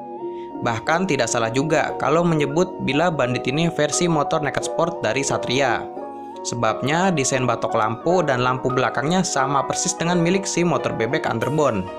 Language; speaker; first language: Indonesian; native; Indonesian